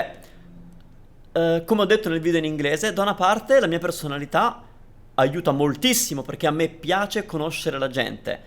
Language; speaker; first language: Italian; native; Italian